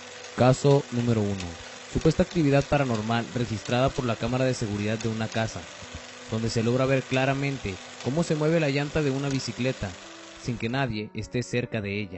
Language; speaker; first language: Spanish; native; Spanish